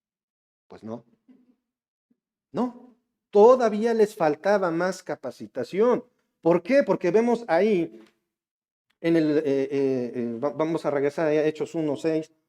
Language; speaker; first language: Spanish; native; Spanish